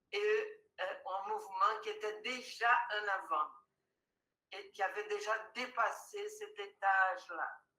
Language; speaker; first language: French; non-native, fluent; Portuguese